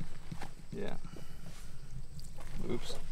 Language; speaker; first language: English; native; English